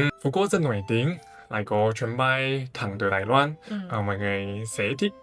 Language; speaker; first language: Vietnamese; non-native, fluent; Chinese